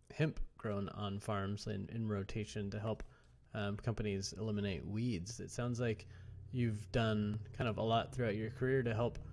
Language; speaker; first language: English; native; English